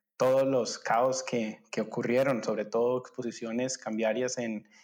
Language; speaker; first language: Spanish; native; Spanish